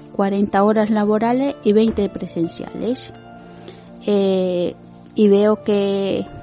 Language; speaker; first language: Spanish; native; Spanish